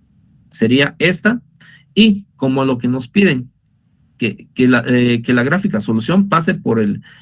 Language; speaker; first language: Spanish; native; Spanish